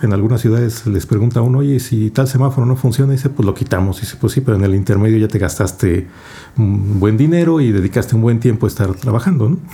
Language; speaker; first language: Spanish; native; Spanish